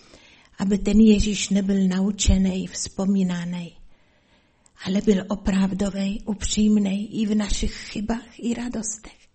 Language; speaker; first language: Czech; non-native, fluent; Polish